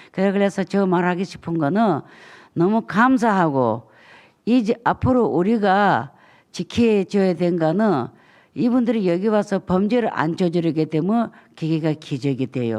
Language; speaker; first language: Korean; non-native, fluent; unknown